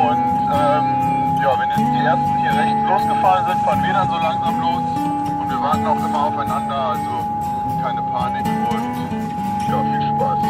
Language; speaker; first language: German; native; German